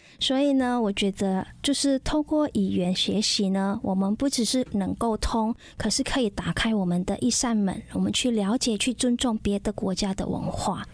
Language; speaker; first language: Chinese; non-native, fluent; Indonesian